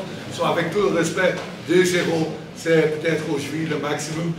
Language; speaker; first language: French; non-native, learner; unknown